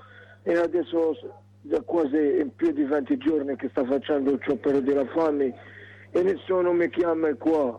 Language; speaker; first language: Italian; non-native, learner; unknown